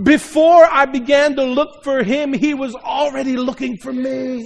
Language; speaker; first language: English; native; English